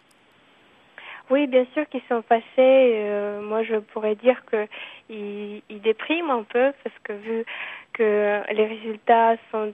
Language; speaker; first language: French; non-native, fluent; Kyrgyz